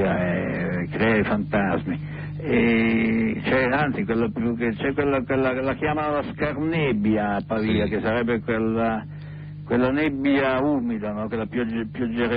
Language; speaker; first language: Italian; native; Italian